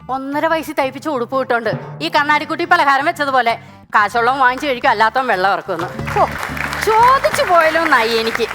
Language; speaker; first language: Malayalam; native; Malayalam